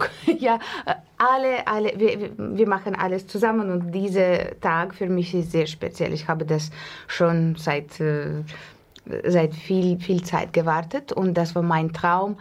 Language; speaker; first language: German; non-native, fluent; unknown